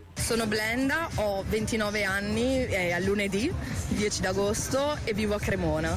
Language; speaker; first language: Italian; non-native, fluent; Portuguese